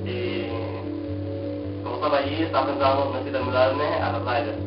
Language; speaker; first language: Spanish; non-native, learner; English